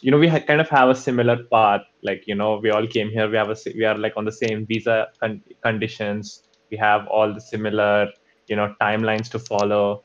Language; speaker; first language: English; native; English